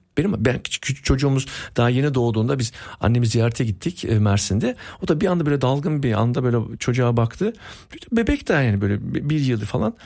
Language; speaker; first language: Turkish; early bilingual, heritage; Turkish